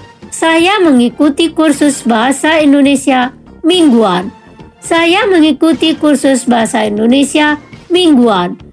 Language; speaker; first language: Indonesian; native; Indonesian